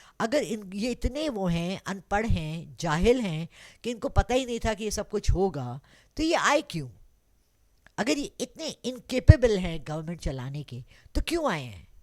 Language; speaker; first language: Urdu; non-native, local second language; Pashto